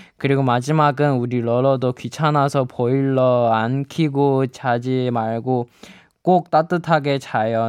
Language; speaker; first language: Korean; non-native, fluent; Chinese